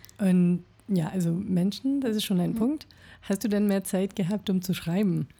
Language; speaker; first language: German; non-native, fluent; French